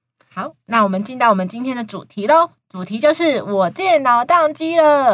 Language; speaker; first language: Chinese; native; Chinese